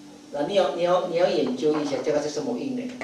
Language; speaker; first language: Chinese; non-native, fluent; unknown